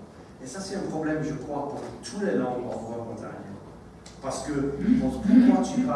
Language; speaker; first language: French; non-native, learner; English